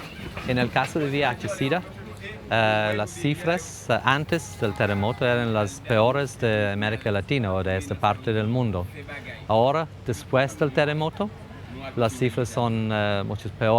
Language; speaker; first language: Spanish; non-native, fluent; English